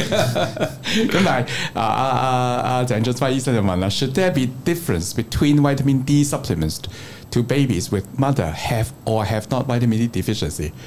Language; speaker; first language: English; non-native, local second language; Cantonese